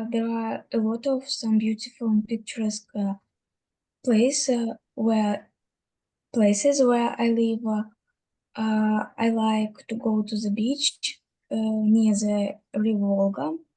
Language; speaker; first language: English; non-native, learner; Russian